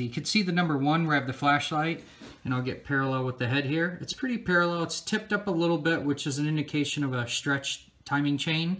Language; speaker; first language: English; native; English